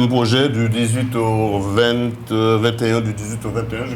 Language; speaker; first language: French; native; French